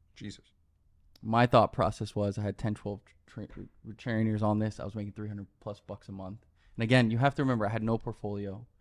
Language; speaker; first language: English; native; English